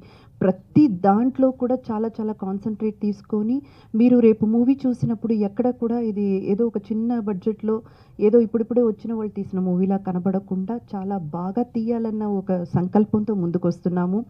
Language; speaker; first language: Telugu; native; Telugu